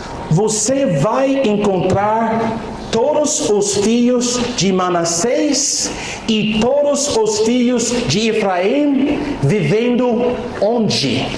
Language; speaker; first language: Portuguese; non-native, fluent; English